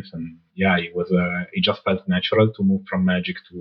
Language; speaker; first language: English; non-native, fluent; Italian